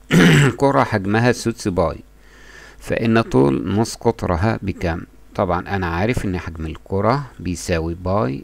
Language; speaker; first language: Arabic; native; Arabic